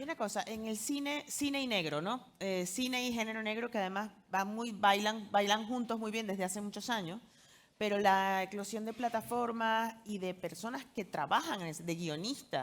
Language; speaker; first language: Spanish; native; Spanish